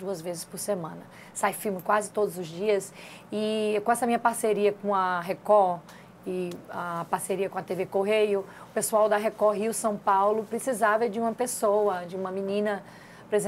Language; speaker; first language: Portuguese; native; Portuguese